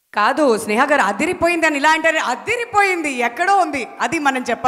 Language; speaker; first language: Telugu; native; Telugu